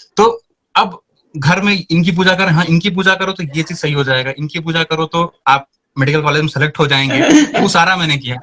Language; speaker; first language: Hindi; native; Hindi